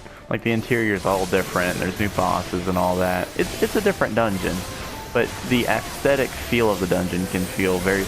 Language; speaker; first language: English; native; English